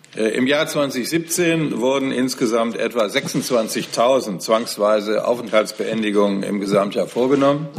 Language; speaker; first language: German; native; German